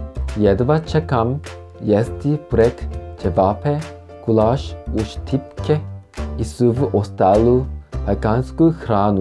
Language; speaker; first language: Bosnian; non-native, learner; Korean